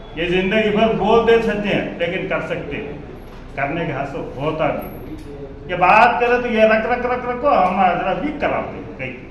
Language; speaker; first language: Hindi; non-native, local second language; Urdu